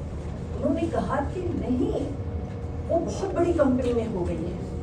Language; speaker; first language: Hindi; native; Hindi